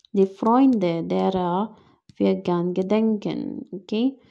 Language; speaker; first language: German; non-native, fluent; Filipino